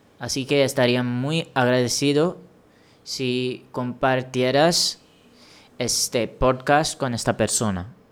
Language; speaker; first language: Spanish; non-native, fluent; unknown